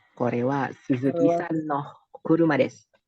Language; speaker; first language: Japanese; non-native, learner; Indonesian